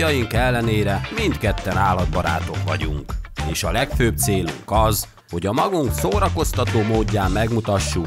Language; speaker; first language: Hungarian; native; Hungarian